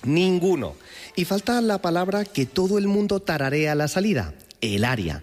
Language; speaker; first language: Spanish; native; Spanish